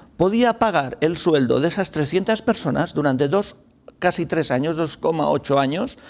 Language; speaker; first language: Spanish; native; Spanish